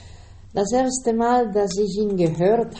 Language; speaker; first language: German; non-native, learner; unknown